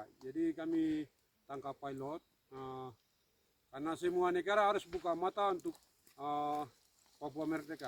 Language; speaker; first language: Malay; non-native, local second language; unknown